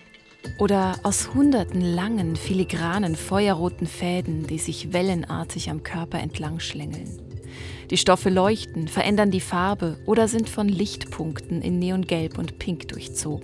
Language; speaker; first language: German; native; German